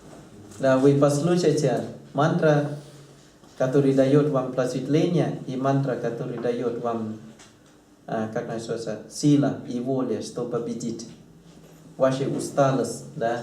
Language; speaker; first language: Russian; non-native, learner; Thai